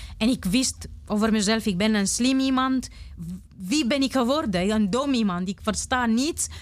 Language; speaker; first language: Dutch; non-native, fluent; Romanian